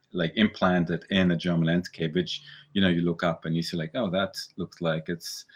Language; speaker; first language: English; early bilingual, other home language; German